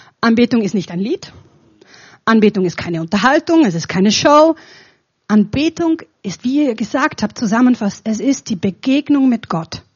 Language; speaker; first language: German; non-native, fluent; Romanian